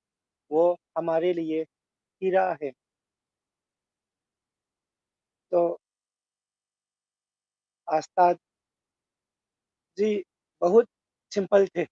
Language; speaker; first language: Hindi; non-native, local second language; Manipuri